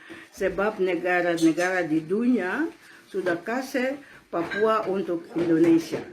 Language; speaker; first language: Indonesian; non-native, local second language; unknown